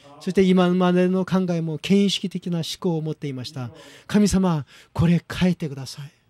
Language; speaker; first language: Japanese; non-native, fluent; Korean